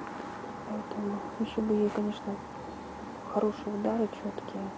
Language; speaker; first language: Russian; native; Russian